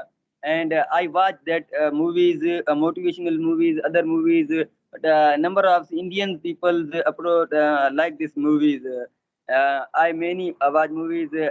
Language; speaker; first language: English; non-native, learner; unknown